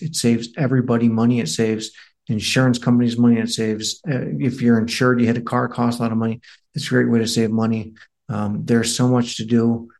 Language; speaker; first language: English; native; English